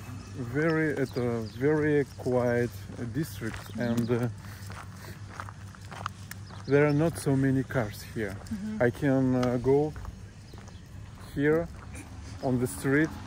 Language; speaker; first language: English; non-native, learner; Russian